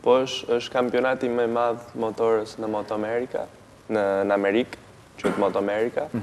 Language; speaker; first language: Albanian; early bilingual, heritage; Albanian